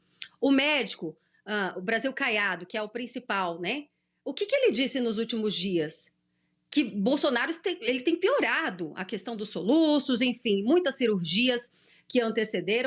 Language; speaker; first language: Portuguese; native; Portuguese